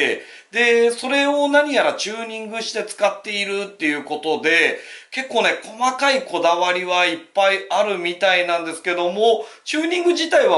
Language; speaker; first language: Japanese; native; Japanese